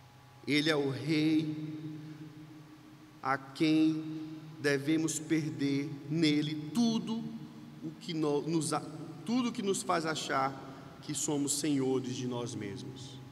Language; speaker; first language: Portuguese; native; Portuguese